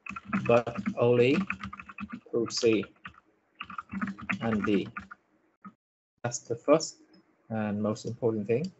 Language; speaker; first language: English; non-native, fluent; Vietnamese